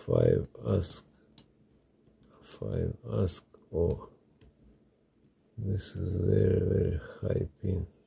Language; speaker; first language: English; non-native, learner; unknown